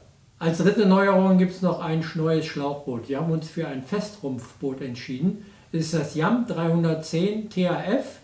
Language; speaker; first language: German; native; German